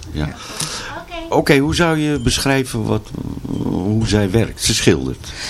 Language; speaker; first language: Dutch; native; Dutch